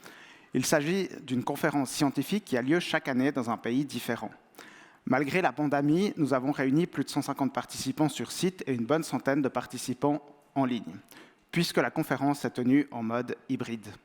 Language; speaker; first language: French; native; French